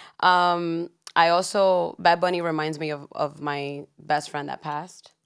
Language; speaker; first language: English; early bilingual, other home language; Spanish